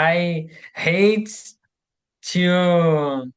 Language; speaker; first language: English; non-native, learner; Portuguese